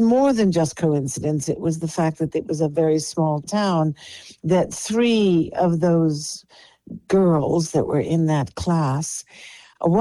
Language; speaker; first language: English; non-native, local second language; Polish